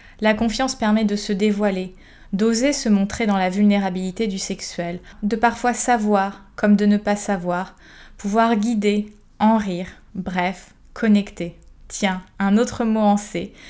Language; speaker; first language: French; native; French